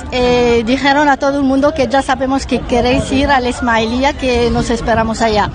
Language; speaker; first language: Spanish; non-native, learner; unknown